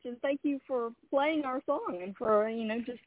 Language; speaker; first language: English; native; English